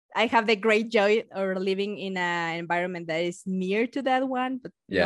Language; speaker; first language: English; non-native, fluent; Spanish